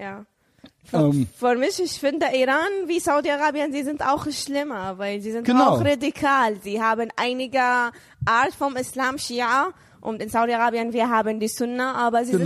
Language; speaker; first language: German; non-native, learner; Arabic